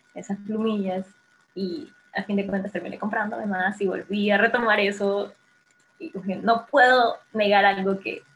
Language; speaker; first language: Spanish; native; Spanish